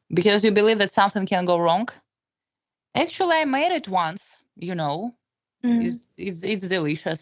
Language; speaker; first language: English; non-native, fluent; Russian